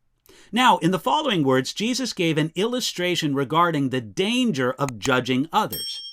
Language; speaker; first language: English; native; English